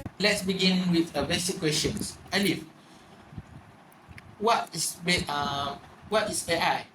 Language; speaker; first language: English; non-native, learner; Malay